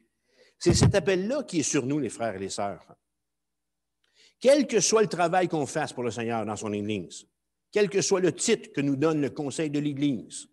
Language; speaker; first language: French; native; French